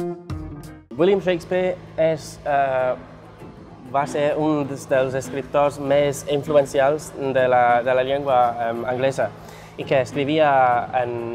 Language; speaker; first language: Catalan; non-native, fluent; English